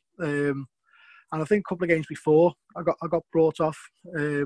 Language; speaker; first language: English; native; English